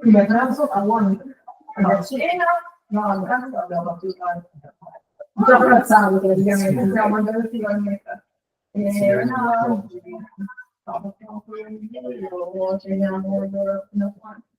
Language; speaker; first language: Italian; non-native, fluent; Portuguese